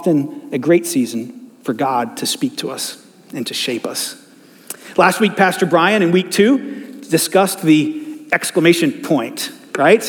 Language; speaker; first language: English; native; English